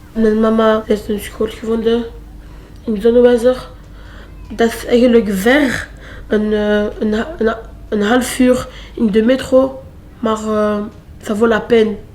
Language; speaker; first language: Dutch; non-native, local second language; French